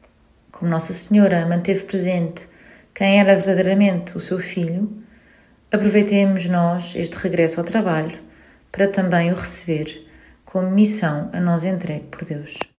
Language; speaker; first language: Portuguese; native; Portuguese